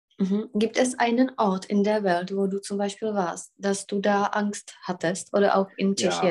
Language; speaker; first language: German; non-native, fluent; Czech